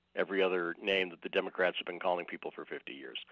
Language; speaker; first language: English; native; English